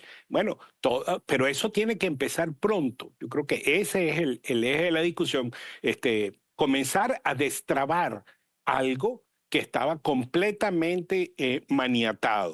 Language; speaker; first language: Spanish; native; Spanish